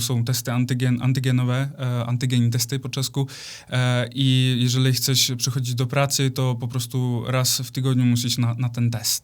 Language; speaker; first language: Polish; non-native, fluent; Czech